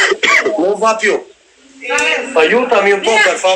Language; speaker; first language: Italian; non-native, learner; Albanian